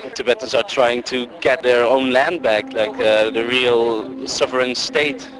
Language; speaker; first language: English; non-native, fluent; Dutch